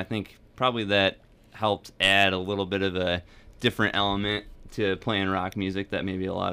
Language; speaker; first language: English; native; English